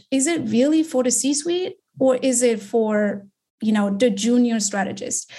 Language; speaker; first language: English; non-native, fluent; German